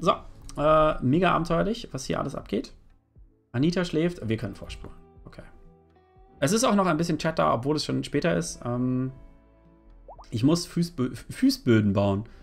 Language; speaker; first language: German; native; German